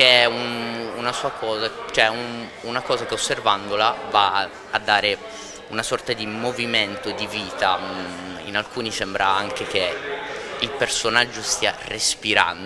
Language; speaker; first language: Italian; native; Italian